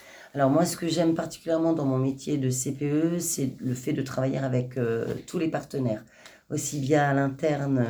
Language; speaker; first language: French; native; French